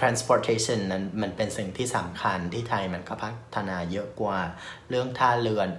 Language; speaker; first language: Thai; non-native, fluent; Vietnamese